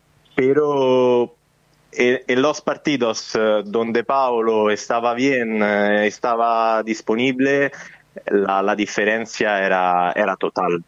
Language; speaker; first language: Spanish; non-native, fluent; Italian